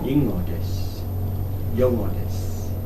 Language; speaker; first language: Japanese; non-native, learner; English